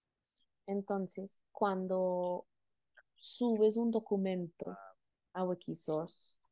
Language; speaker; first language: Spanish; non-native, fluent; Indonesian